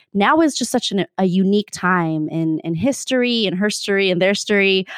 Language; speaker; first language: English; native; English